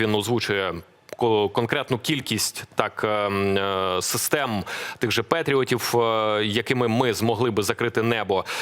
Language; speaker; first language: Ukrainian; native; Ukrainian